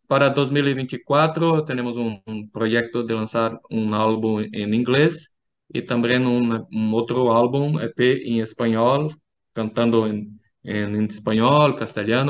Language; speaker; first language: Spanish; non-native, fluent; Portuguese